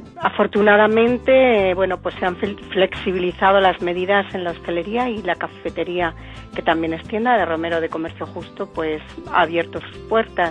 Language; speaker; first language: Spanish; native; Spanish